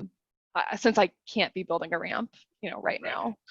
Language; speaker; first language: English; native; English